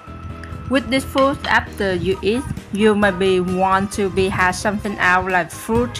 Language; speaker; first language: English; non-native, learner; Vietnamese